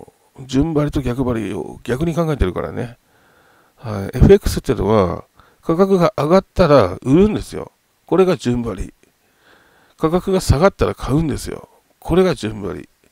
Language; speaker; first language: Japanese; native; Japanese